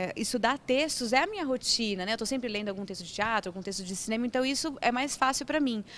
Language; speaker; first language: Portuguese; native; Portuguese